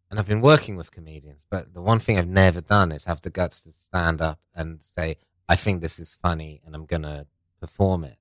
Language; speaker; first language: English; non-native, local second language; Persian